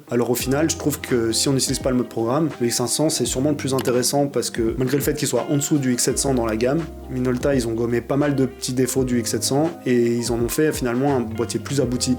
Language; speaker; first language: French; native; French